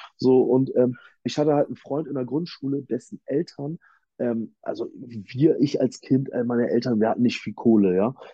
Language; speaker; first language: German; native; German